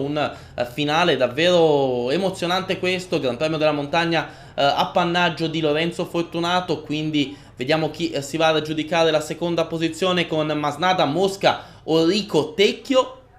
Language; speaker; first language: Italian; native; Italian